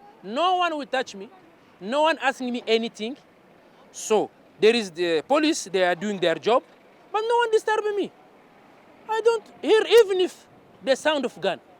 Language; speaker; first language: English; non-native, learner; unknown